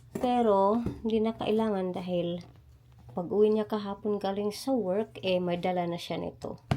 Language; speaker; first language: Filipino; native; Filipino